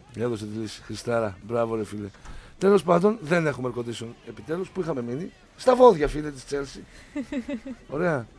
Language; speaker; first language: Greek; native; Greek